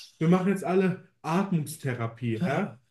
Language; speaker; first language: German; native; German